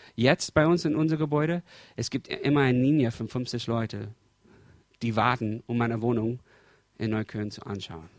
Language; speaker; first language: German; non-native, fluent; English